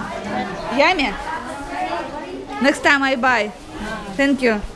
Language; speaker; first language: English; non-native, learner; Russian